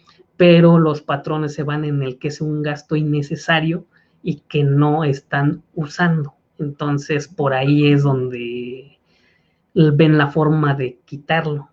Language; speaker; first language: Spanish; native; Spanish